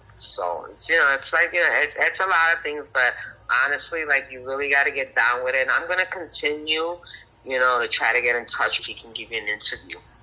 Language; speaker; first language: English; early bilingual, other home language; Spanish